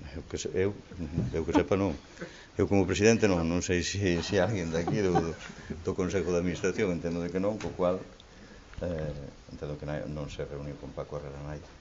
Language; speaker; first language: Galician; non-native, local second language; Spanish